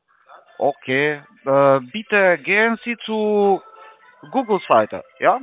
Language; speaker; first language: German; non-native, learner; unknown